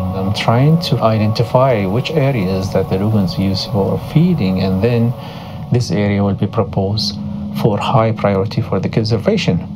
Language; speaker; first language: English; non-native, fluent; Arabic